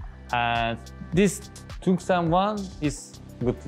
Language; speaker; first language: English; non-native, learner; Turkish